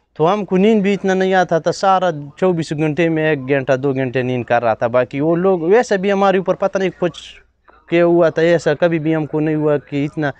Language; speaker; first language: Urdu; non-native, local second language; Pashto